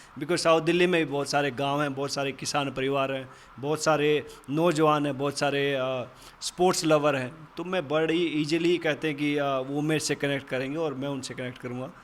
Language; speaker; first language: Hindi; native; Hindi